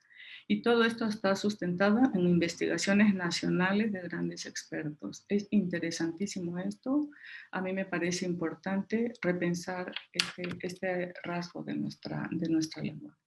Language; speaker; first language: Spanish; native; Spanish